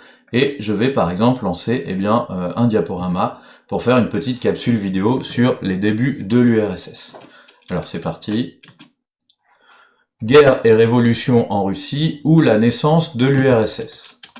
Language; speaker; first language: French; native; French